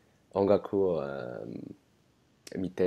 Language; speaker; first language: Japanese; non-native, learner; English